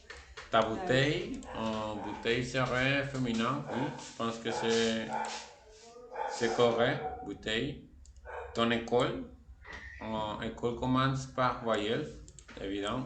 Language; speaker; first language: French; non-native, fluent; Spanish